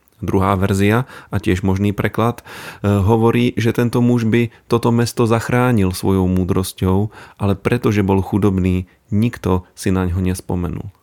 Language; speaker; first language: Slovak; native; Slovak